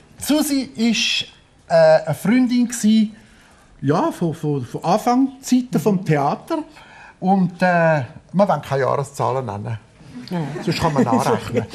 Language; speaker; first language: German; early bilingual, other home language; Italian